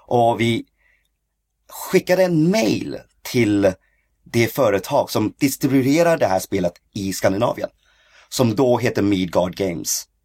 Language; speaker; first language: Swedish; early bilingual, other home language; Cantonese